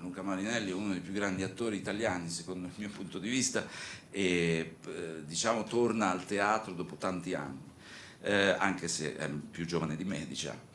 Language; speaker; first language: Italian; native; Italian